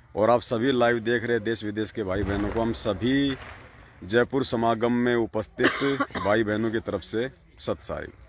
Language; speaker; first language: Hindi; native; Hindi